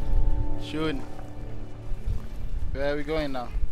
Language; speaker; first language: English; non-native, local second language; Malay